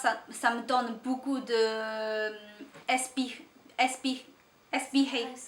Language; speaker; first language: French; non-native, learner; Chinese